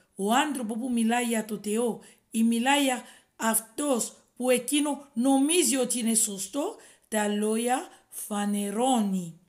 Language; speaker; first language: Greek; non-native, fluent; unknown